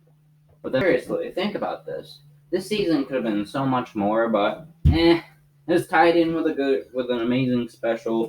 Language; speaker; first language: English; native; English